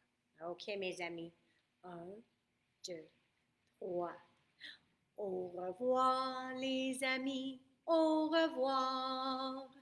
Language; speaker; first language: French; non-native, fluent; English